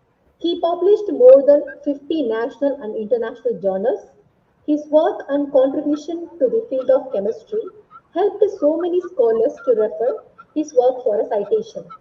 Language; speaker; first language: English; non-native, local second language; Tamil